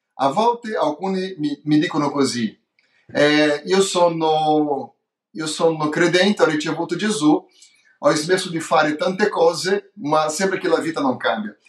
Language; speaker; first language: Italian; non-native, fluent; Portuguese